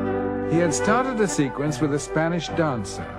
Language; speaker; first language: English; native; English